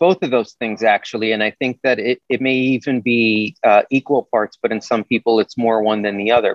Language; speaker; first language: English; native; English